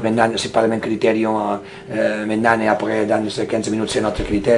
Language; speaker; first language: French; non-native, fluent; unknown